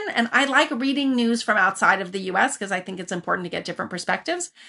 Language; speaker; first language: English; early bilingual, other home language; Persian